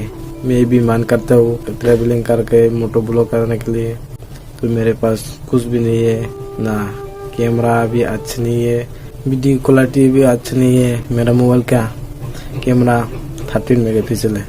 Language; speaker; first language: Hindi; non-native, local second language; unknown